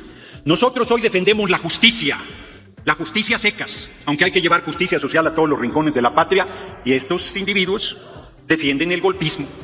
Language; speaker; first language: Spanish; native; Spanish